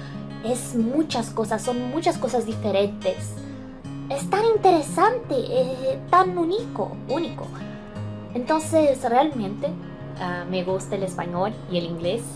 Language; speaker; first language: Spanish; early bilingual, heritage; Portuguese